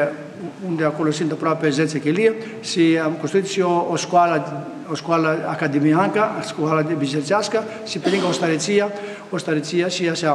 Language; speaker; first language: Romanian; non-native, fluent; Greek